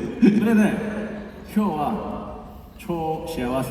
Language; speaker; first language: Japanese; non-native, learner; Korean